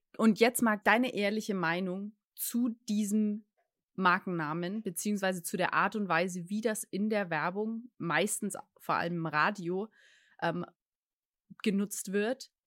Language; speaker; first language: German; native; German